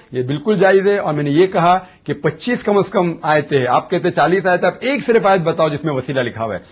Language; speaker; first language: Urdu; non-native, local second language; Konkani